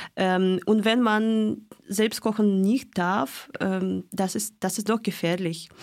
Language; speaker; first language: German; non-native, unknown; Russian